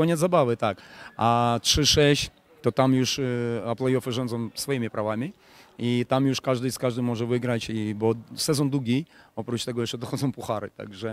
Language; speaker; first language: Polish; non-native, fluent; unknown